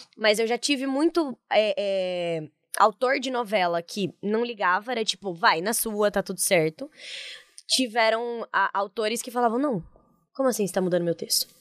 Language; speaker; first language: Portuguese; native; Portuguese